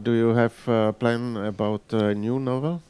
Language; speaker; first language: English; non-native, fluent; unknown